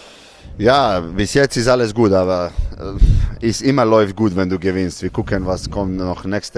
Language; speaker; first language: German; non-native, fluent; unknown